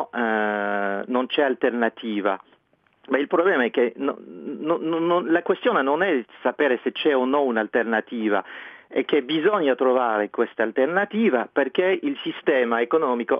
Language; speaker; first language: Italian; non-native, fluent; French